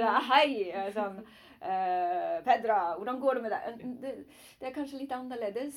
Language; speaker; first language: Norwegian; non-native, learner; Chinese